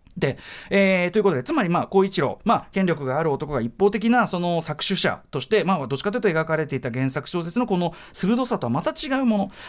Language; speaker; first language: Japanese; native; Japanese